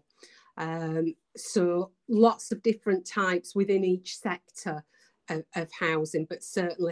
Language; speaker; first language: English; native; English